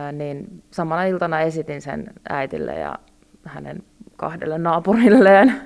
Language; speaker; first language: Finnish; early bilingual, other home language; Russian